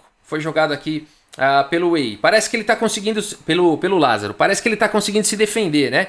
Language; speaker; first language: Portuguese; native; Portuguese